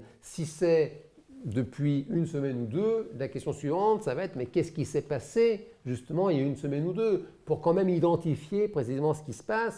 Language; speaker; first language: French; native; French